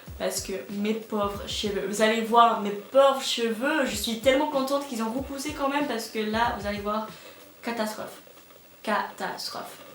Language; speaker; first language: French; non-native, fluent; English